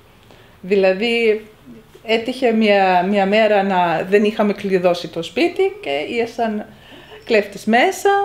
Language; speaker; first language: Greek; non-native, fluent; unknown